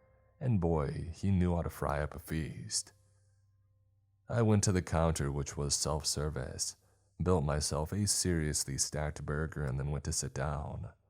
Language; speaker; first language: English; native; English